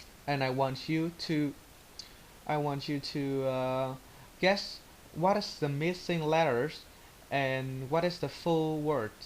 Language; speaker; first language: English; non-native, learner; Vietnamese